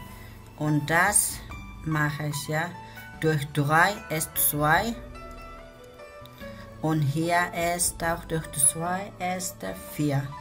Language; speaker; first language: German; non-native, learner; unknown